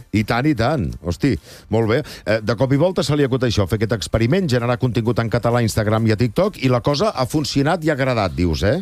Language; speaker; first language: Catalan; native; Catalan